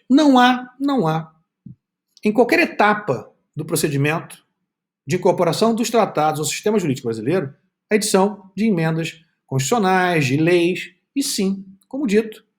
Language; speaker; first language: Portuguese; native; Portuguese